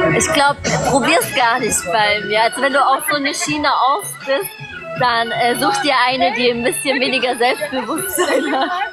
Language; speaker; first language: German; early bilingual, other home language; Kurdish